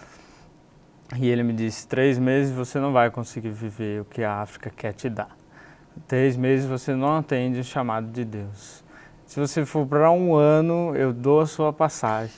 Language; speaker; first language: Portuguese; native; Portuguese